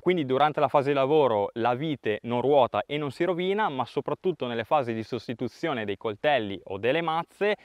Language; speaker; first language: Italian; native; Italian